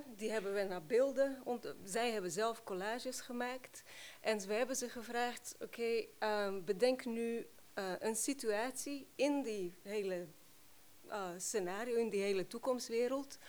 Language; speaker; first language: Dutch; non-native, fluent; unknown